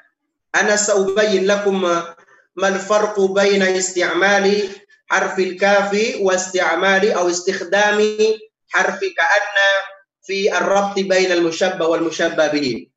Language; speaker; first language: Arabic; non-native, fluent; Indonesian